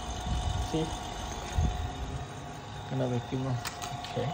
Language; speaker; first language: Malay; non-native, local second language; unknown